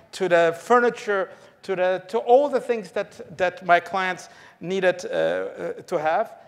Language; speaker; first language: English; early bilingual, other home language; Polish